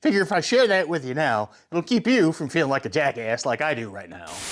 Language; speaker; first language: English; native; English